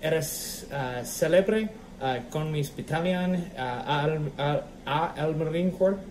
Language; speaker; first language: Spanish; non-native, learner; English